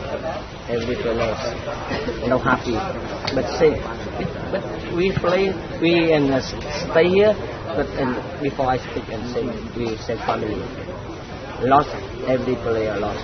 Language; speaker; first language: English; non-native, learner; Vietnamese